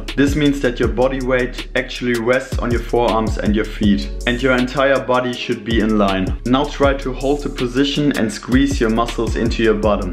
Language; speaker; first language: English; non-native, fluent; German